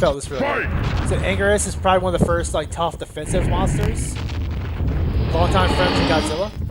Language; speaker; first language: English; native; English